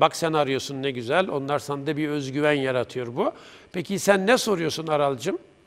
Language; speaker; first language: Turkish; native; Turkish